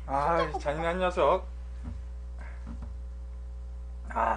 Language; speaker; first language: Korean; native; Korean